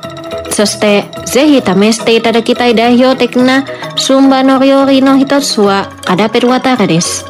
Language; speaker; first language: Japanese; non-native, fluent; Indonesian